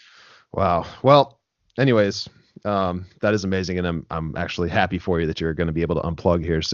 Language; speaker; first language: English; native; English